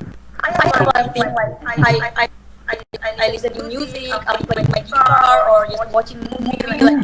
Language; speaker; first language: English; non-native, learner; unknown